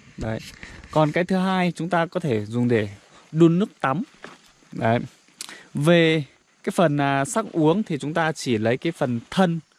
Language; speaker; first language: Vietnamese; non-native, local second language; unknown